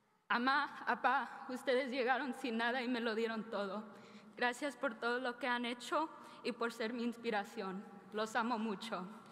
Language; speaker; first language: Spanish; early bilingual, heritage; Spanish